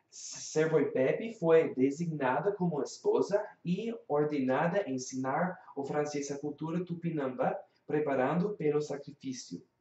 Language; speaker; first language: Portuguese; non-native, learner; English